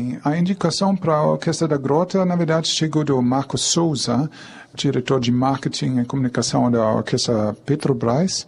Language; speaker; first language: Portuguese; non-native, fluent; German